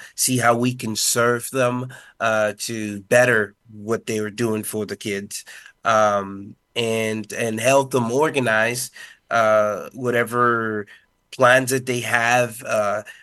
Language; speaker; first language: English; non-native, fluent; Spanish